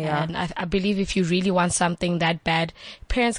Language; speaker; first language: English; non-native, local second language; Northern Sotho